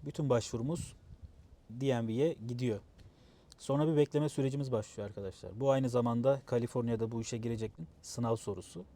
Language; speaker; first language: Turkish; native; Turkish